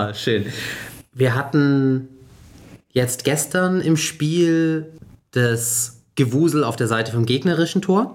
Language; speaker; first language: German; native; German